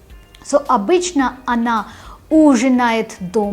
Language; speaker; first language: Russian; non-native, fluent; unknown